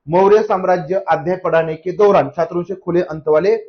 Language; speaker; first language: Hindi; non-native, local second language; Marathi